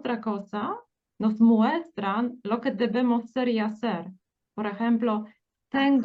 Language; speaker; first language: Spanish; non-native, fluent; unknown